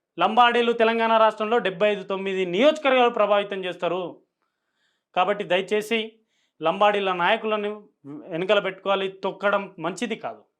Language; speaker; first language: Telugu; non-native, local second language; Lambadi